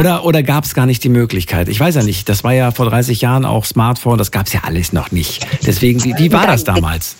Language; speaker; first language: German; native; German